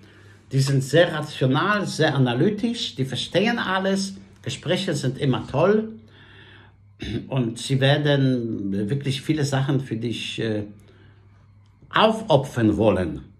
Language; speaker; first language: German; non-native, fluent; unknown